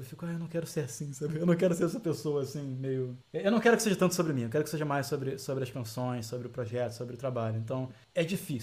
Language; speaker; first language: Portuguese; native; Portuguese